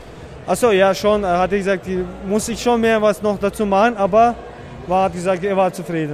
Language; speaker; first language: German; non-native, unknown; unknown